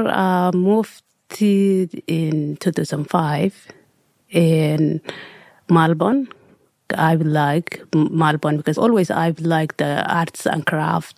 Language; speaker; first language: English; non-native, learner; Somali